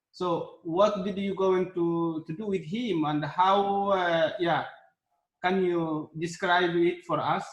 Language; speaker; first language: English; non-native, learner; Arabic